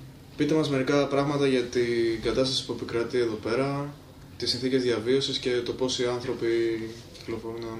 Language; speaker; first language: Greek; native; Greek